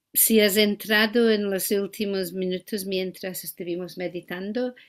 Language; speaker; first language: Spanish; non-native, fluent; English